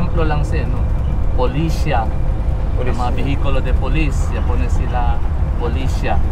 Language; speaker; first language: Spanish; non-native, learner; Chavacano